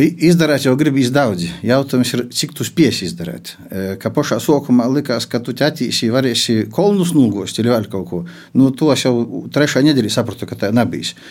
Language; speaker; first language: Latvian; non-native, local second language; Russian